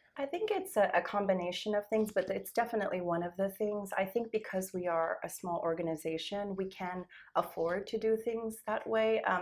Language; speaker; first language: English; native; English